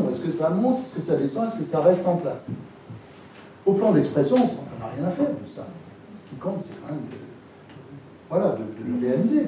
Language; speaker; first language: French; native; French